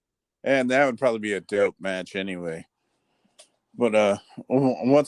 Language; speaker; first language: English; native; English